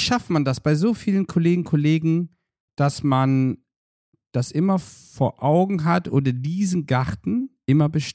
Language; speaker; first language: German; native; German